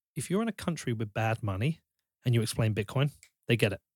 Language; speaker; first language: English; native; English